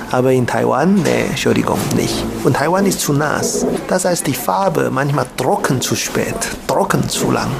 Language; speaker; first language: German; non-native, learner; Chinese